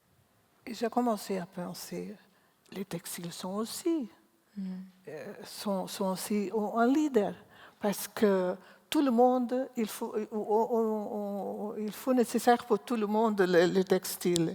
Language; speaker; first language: French; non-native, learner; Portuguese